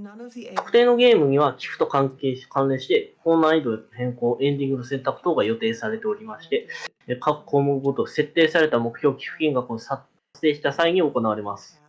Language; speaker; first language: Japanese; native; Japanese